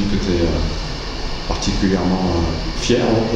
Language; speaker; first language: French; native; French